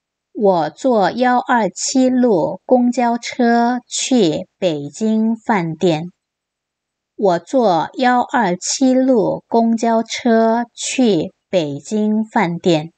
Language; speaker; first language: Chinese; non-native, fluent; Korean